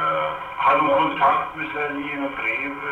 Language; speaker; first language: Swedish; non-native, fluent; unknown